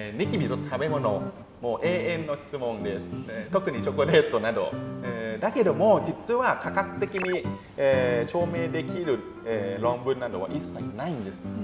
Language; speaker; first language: Japanese; non-native, fluent; Thai